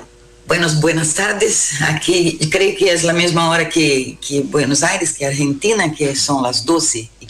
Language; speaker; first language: Spanish; non-native, learner; Portuguese